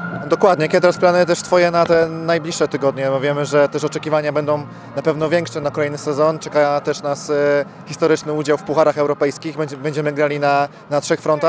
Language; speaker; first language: Polish; native; Polish